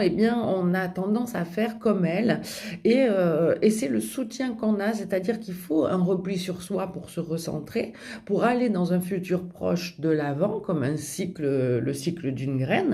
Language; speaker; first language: French; native; French